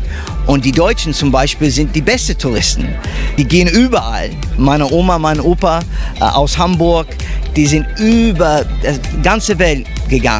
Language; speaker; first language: German; early bilingual, heritage; English